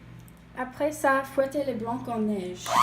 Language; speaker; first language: French; non-native, learner; English